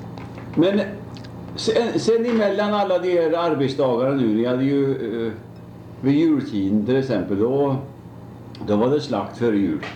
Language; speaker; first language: Swedish; native; Swedish